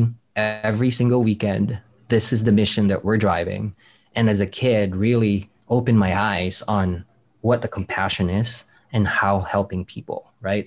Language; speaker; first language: English; non-native, local second language; Filipino